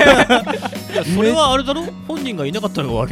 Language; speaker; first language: Japanese; native; Japanese